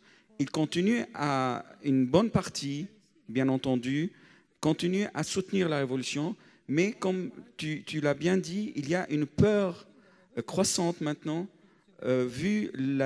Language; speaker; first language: French; non-native, fluent; Arabic